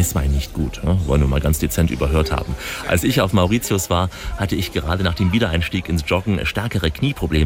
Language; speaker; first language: German; native; German